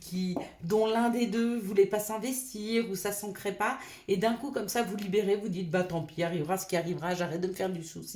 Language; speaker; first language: French; native; French